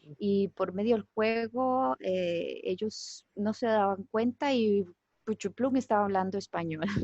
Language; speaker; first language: Spanish; native; Spanish